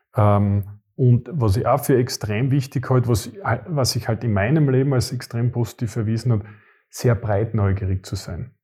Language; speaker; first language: German; native; German